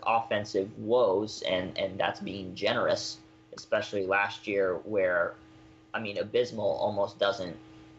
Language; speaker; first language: English; native; English